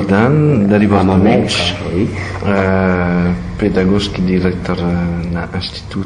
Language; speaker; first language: Slovenian; non-native, learner; French